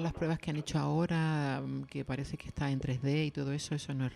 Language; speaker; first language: Spanish; native; Spanish